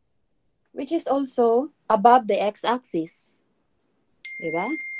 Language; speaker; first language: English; non-native, local second language; Filipino